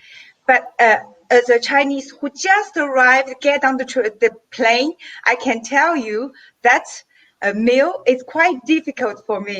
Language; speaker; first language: English; non-native, fluent; Chinese